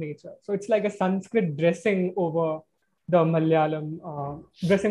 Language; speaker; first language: English; non-native, local second language; Hindi